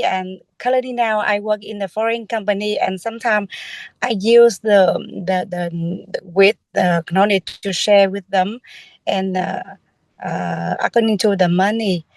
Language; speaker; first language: English; non-native, learner; Vietnamese